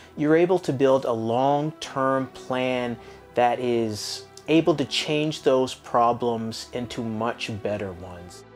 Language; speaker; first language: English; native; English